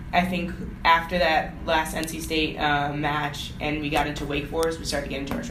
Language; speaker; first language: English; native; English